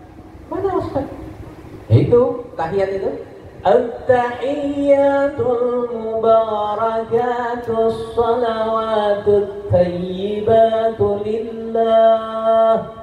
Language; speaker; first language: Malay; non-native, local second language; Javanese